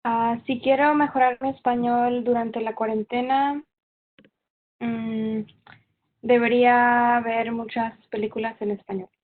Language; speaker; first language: Spanish; non-native, learner; English